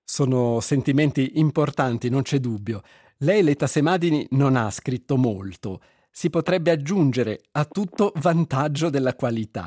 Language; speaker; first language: Italian; native; Italian